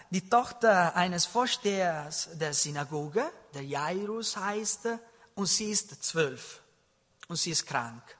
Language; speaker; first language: German; non-native, learner; Italian